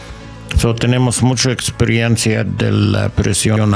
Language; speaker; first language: Spanish; non-native, learner; English